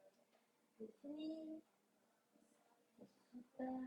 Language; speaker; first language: French; non-native, learner; Chinese